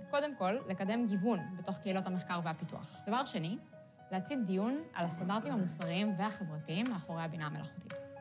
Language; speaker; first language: Hebrew; early bilingual, other home language; Russian